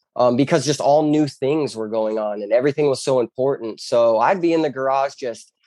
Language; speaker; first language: English; native; English